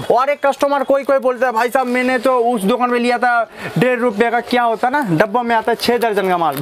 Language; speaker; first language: Hindi; non-native, local second language; Bangla